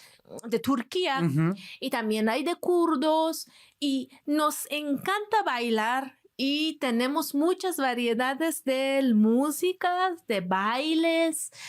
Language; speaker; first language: Spanish; non-native, fluent; Persian